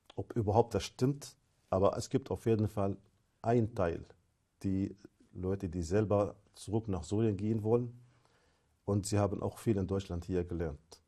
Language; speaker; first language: German; non-native, fluent; Arabic